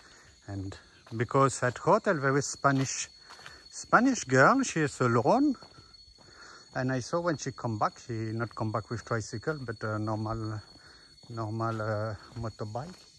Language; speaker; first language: English; non-native, learner; French